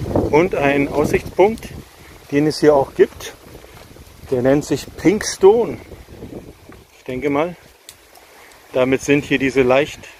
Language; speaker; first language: German; native; German